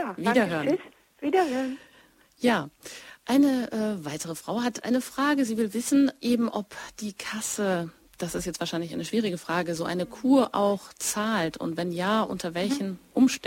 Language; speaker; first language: German; native; German